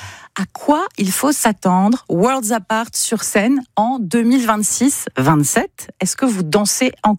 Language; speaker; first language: French; native; French